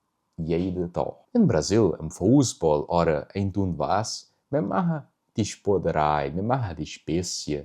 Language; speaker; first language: German; early bilingual, heritage; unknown